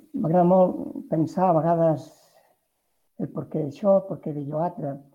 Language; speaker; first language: Catalan; non-native, local second language; Spanish